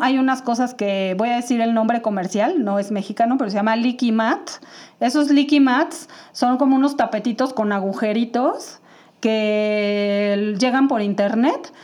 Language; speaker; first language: Spanish; native; Spanish